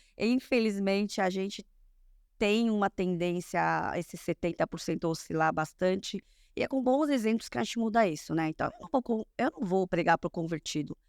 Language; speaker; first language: Portuguese; early bilingual, other home language; Korean